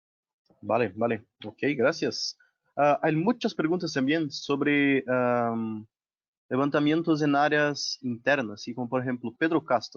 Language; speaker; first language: Spanish; non-native, local second language; Portuguese